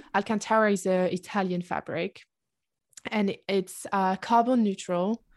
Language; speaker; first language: English; non-native, fluent; French